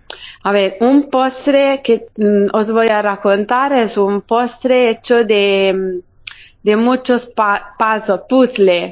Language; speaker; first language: Spanish; non-native, fluent; Italian